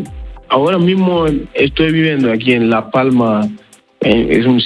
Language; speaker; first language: Spanish; non-native, learner; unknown